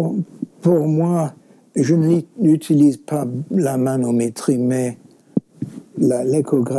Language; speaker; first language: French; non-native, fluent; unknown